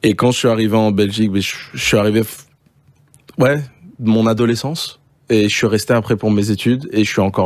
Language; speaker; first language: French; native; French